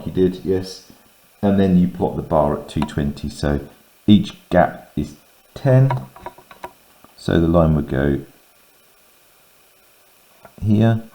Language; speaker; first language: English; native; English